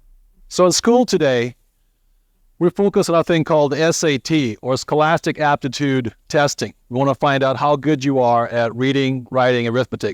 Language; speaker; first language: English; native; English